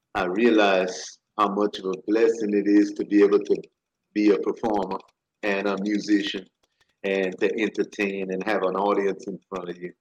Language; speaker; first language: English; native; English